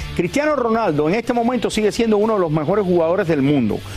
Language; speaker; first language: Spanish; native; Spanish